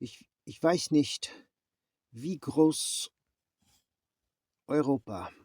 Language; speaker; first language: German; non-native, learner; English